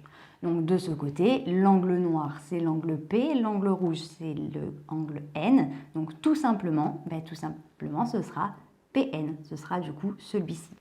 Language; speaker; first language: French; native; French